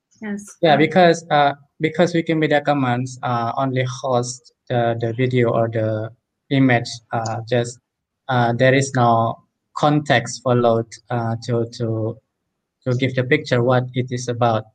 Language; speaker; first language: English; non-native, fluent; Indonesian